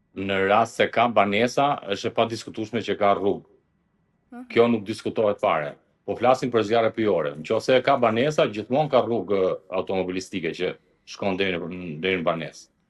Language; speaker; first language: Albanian; native; Albanian